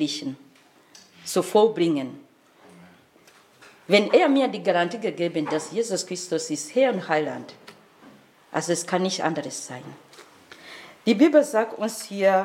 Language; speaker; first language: German; non-native, fluent; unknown